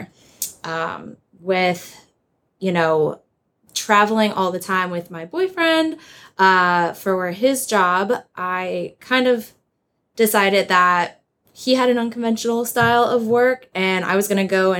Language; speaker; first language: English; native; English